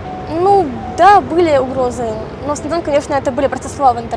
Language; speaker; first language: Russian; native; Russian